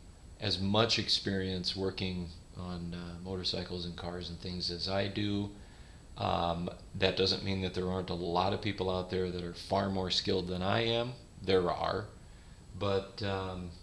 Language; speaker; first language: English; native; English